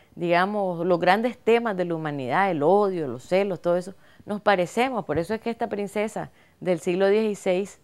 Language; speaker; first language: Spanish; native; Spanish